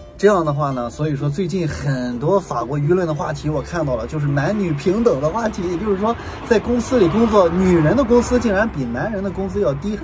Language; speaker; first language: Chinese; native; Chinese